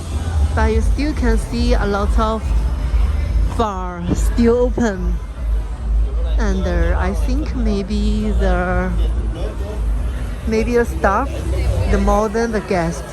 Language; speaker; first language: English; non-native, learner; Chinese